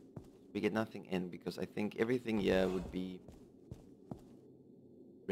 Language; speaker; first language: English; native; English